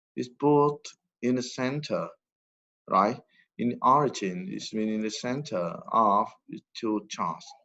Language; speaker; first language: English; non-native, fluent; Vietnamese